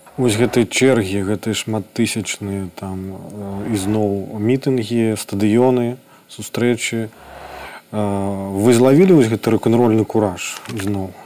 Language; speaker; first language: Belarusian; non-native, local second language; Russian